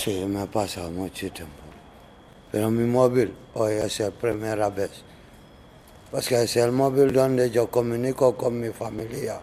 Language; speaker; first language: Spanish; non-native, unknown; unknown